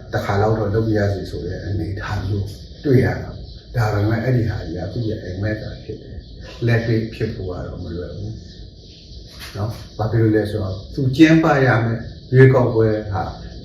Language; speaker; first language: Burmese; native; Burmese